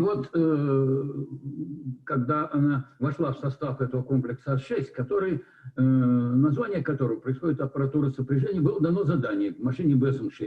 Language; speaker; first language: Russian; native; Russian